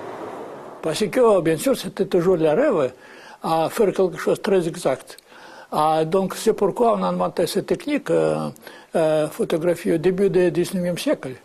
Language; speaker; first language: French; non-native, fluent; Russian